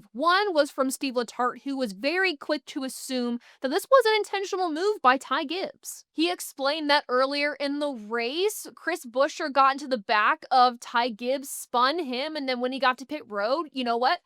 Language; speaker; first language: English; native; English